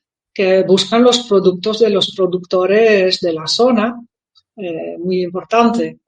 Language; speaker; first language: Spanish; non-native, fluent; Dutch